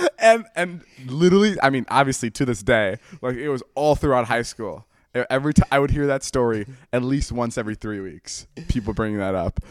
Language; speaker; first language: English; early bilingual, other home language; Slovak